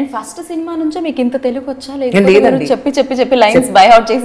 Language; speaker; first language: Telugu; native; Telugu